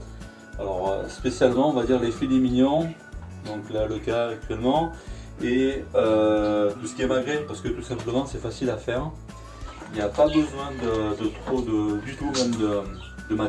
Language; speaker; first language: French; native; French